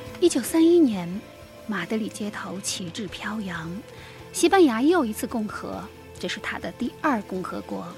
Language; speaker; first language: Chinese; native; Chinese